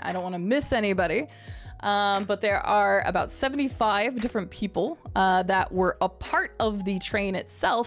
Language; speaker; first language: English; native; English